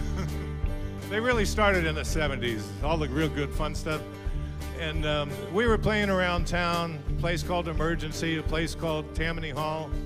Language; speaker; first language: English; native; English